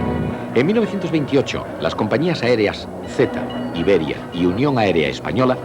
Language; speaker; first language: Spanish; native; Spanish